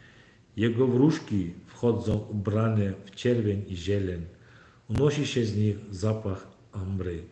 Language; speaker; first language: Polish; non-native, fluent; Turkmen